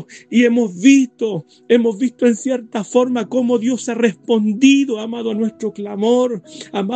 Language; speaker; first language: Spanish; native; Spanish